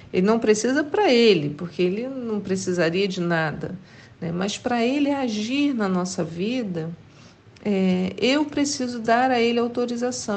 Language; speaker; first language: Portuguese; native; Portuguese